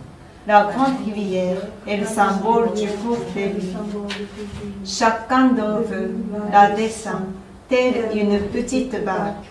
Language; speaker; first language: French; non-native, fluent; Japanese